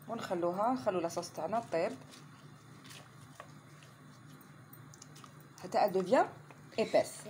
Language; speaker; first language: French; non-native, local second language; Arabic